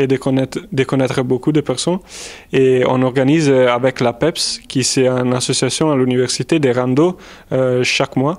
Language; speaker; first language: French; non-native, fluent; Italian